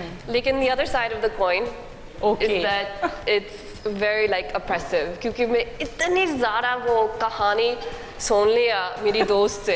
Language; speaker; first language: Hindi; non-native, learner; English